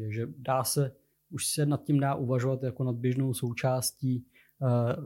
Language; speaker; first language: Czech; native; Czech